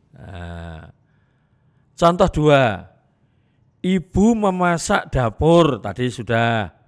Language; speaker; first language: Indonesian; non-native, local second language; Javanese